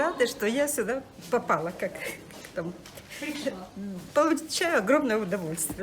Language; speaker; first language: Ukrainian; non-native, local second language; Russian